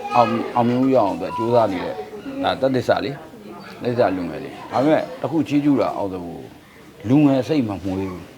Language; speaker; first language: Burmese; native; Burmese